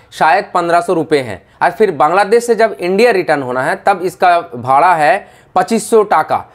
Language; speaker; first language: Hindi; non-native, fluent; Bangla